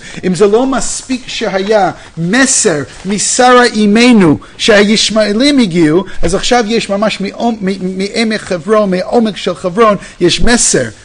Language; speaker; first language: Hebrew; non-native, fluent; English